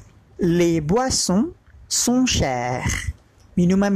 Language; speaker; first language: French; non-native, fluent; Malay